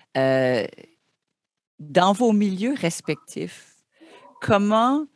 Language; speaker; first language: French; native; French